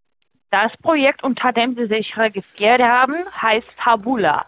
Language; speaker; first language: German; non-native, fluent; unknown